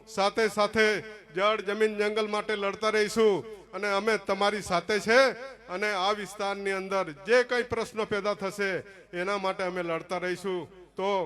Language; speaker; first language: Gujarati; non-native, local second language; Vasavi